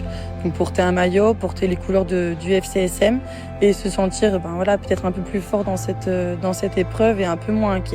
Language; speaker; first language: French; native; French